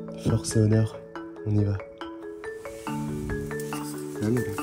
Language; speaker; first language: French; native; French